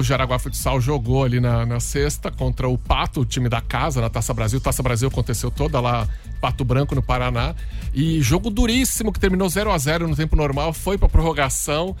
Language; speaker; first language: Portuguese; native; Portuguese